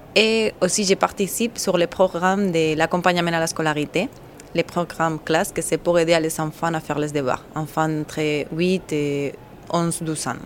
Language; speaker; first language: French; non-native, fluent; Spanish